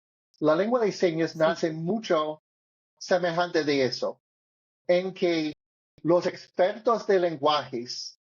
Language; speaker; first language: Spanish; non-native, learner; English